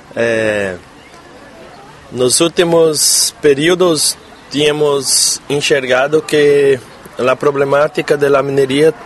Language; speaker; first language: Spanish; non-native, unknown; Portuguese